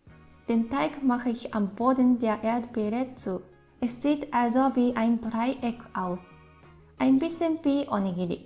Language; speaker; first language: German; non-native, fluent; Japanese